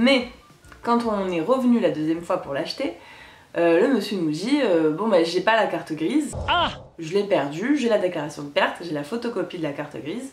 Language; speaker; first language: French; native; French